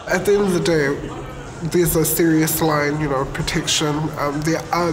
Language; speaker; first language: English; native; English